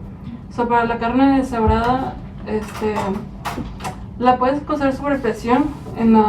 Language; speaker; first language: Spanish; early bilingual, other home language; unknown